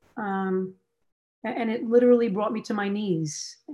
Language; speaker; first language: English; native; English